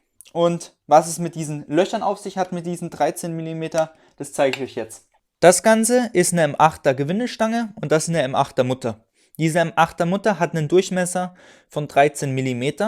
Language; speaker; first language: German; native; German